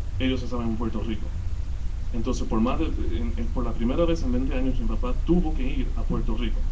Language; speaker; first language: Spanish; early bilingual, heritage; Spanish